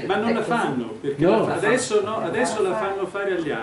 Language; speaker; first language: Italian; native; Italian